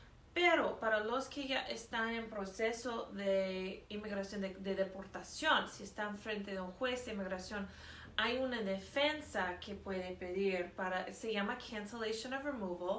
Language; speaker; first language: Spanish; non-native, fluent; English